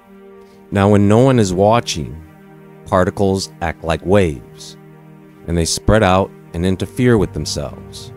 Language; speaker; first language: English; native; English